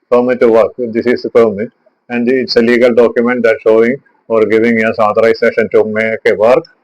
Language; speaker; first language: English; non-native, local second language; Malayalam